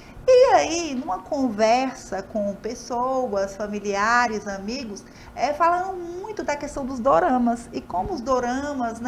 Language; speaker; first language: Portuguese; native; Portuguese